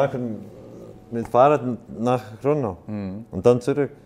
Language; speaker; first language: German; non-native, fluent; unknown